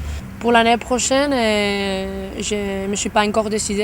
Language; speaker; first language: French; non-native, fluent; Spanish